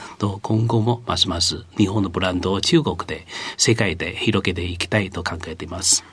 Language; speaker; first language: Japanese; non-native, fluent; Chinese